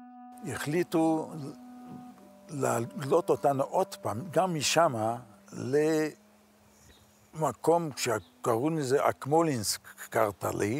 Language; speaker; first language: Hebrew; non-native, fluent; Yiddish